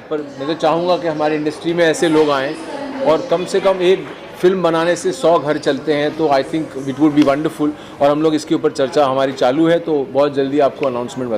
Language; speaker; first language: Hindi; native; Hindi